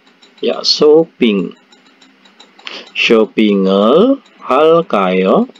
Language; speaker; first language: Korean; non-native, fluent; Indonesian